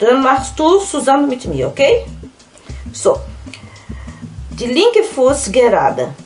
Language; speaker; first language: German; non-native, fluent; Portuguese